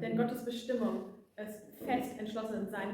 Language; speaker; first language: German; native; German